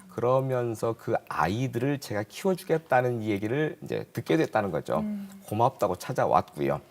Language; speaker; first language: Korean; native; Korean